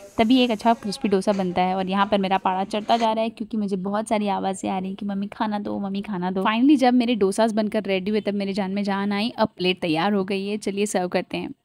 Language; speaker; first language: Hindi; native; Hindi